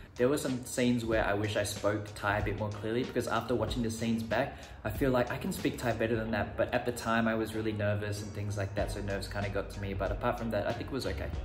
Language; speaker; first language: English; native; English